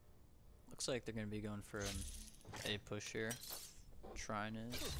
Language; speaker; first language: English; native; English